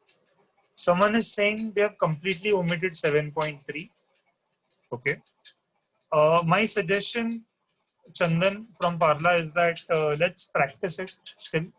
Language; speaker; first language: English; non-native, local second language; Hindi